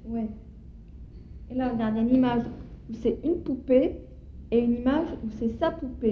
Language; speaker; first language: French; native; French